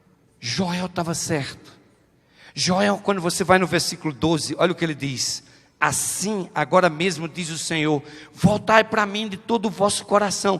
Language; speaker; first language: Portuguese; native; Portuguese